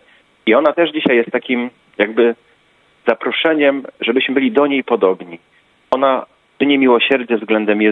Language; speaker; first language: Polish; native; Polish